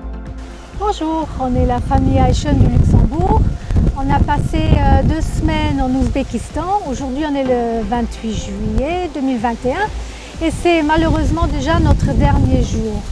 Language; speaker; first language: French; non-native, local second language; Luxembourgish